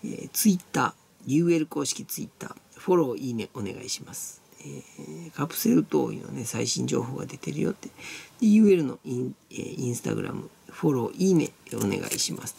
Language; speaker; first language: Japanese; native; Japanese